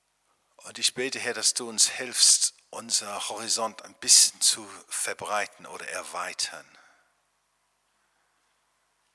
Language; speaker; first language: German; non-native, fluent; English